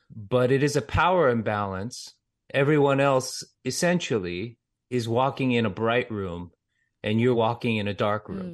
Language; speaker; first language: English; native; English